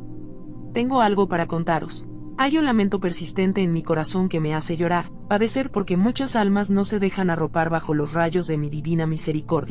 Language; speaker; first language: Spanish; native; Spanish